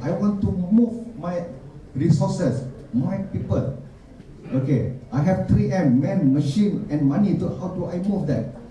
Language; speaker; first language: English; non-native, local second language; Malay